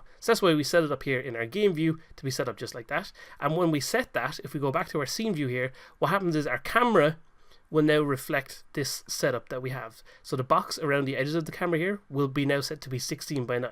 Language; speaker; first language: English; native; English